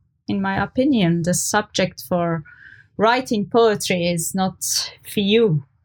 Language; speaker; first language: English; non-native, fluent; Persian